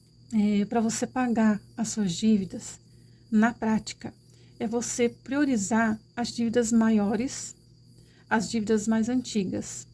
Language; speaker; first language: Portuguese; native; Portuguese